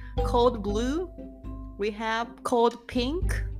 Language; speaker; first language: English; non-native, fluent; Japanese